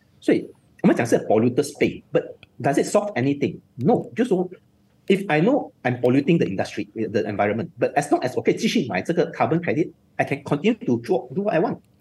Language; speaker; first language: English; non-native, local second language; Chinese